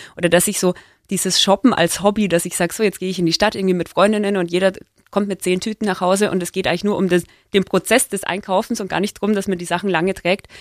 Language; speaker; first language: German; native; German